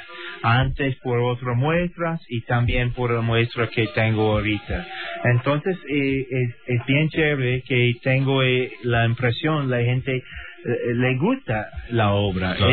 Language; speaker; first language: Spanish; non-native, learner; English